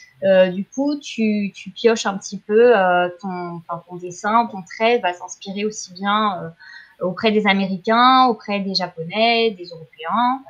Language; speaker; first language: French; native; French